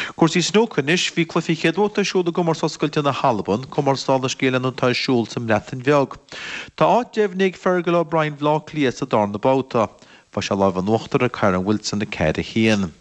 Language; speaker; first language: Irish; native; Irish